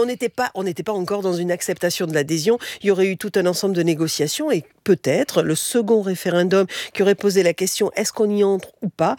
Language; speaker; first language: French; native; French